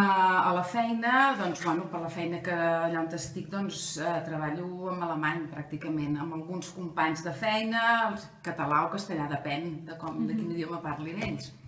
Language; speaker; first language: Catalan; non-native, fluent; German